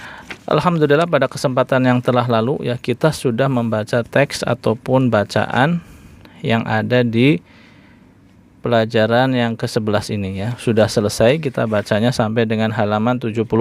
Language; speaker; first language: Indonesian; native; Indonesian